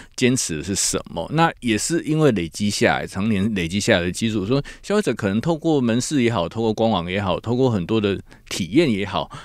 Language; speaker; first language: Chinese; native; Chinese